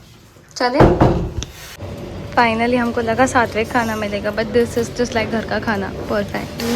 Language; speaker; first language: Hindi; native; Hindi